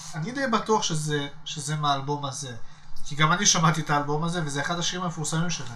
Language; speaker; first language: Hebrew; native; Hebrew